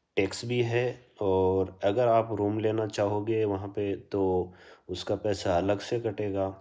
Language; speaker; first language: Hindi; native; Hindi